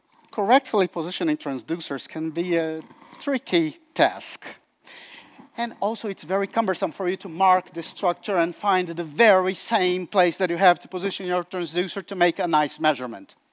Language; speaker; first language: English; non-native, fluent; Portuguese